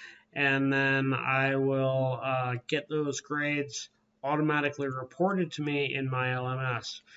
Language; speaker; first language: English; native; English